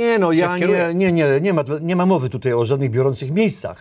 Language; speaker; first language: Polish; native; Polish